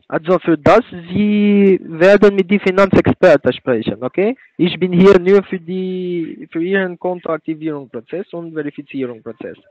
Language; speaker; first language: German; non-native, learner; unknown